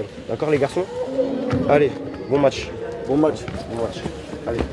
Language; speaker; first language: French; native; French